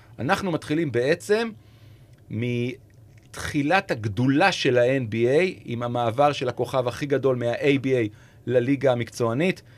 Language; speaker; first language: Hebrew; native; Hebrew